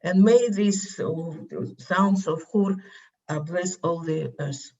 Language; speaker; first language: English; non-native, fluent; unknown